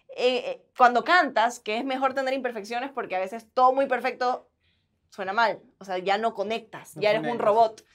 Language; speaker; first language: Spanish; native; Spanish